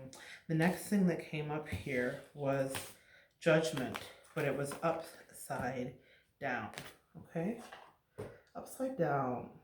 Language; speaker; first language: English; native; English